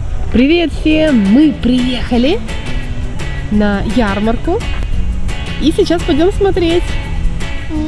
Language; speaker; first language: Russian; native; Russian